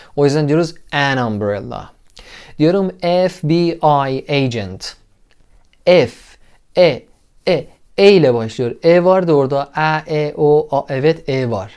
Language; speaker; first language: Turkish; non-native, fluent; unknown